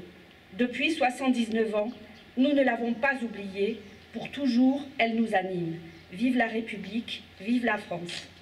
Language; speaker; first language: French; native; French